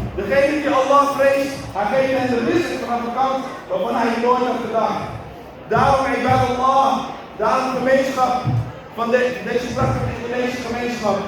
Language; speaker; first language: Dutch; early bilingual, other home language; Indonesian